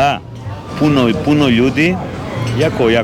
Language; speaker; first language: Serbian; non-native, learner; Greek